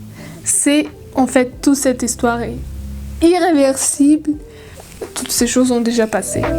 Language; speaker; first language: French; non-native, learner; Russian